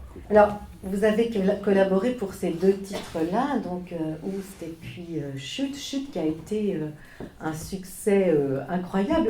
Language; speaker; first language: French; native; French